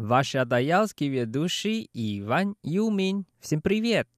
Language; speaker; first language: Russian; non-native, learner; Chinese